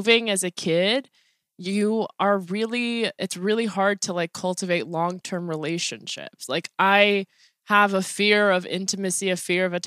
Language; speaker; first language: English; early bilingual, other home language; Persian